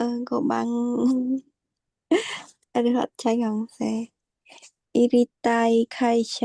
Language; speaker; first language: Japanese; non-native, learner; Khmer